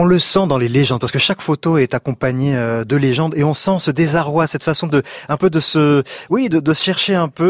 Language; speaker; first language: French; native; French